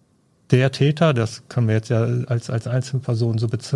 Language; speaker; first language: German; native; German